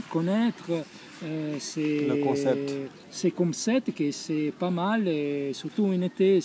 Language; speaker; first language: French; non-native, fluent; Italian